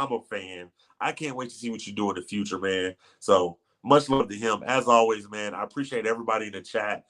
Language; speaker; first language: English; native; English